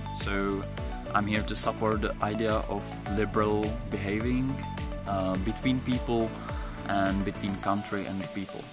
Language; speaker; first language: English; non-native, learner; Czech